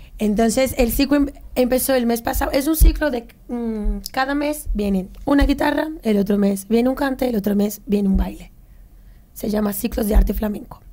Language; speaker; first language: Spanish; non-native, fluent; Portuguese